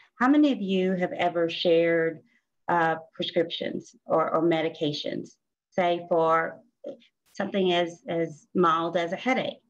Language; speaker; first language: English; native; English